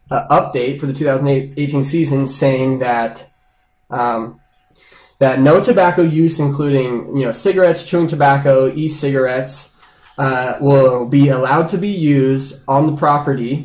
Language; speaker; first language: English; native; English